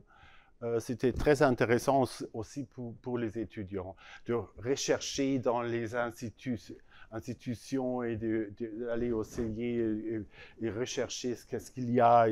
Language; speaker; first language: French; non-native, learner; German